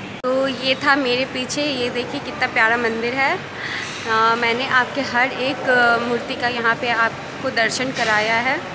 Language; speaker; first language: Hindi; native; Hindi